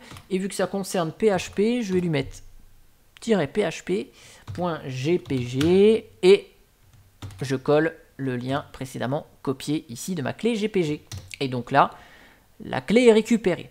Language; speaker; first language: French; native; French